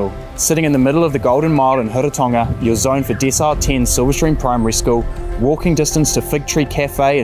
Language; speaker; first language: English; native; English